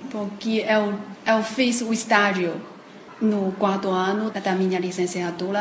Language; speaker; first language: Portuguese; non-native, fluent; Chinese